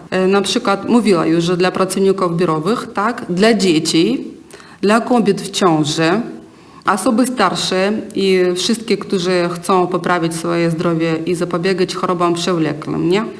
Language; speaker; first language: Polish; non-native, learner; Ukrainian